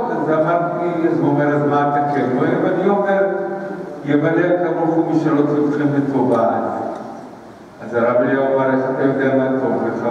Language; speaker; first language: Hebrew; early bilingual, other home language; Spanish